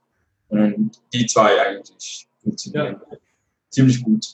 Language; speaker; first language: German; non-native, fluent; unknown